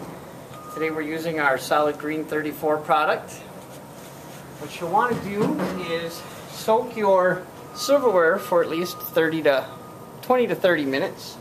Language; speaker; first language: English; native; English